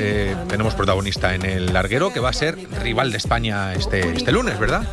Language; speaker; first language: Spanish; native; Spanish